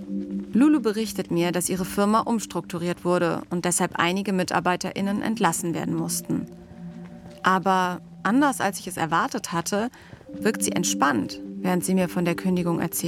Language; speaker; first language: German; native; German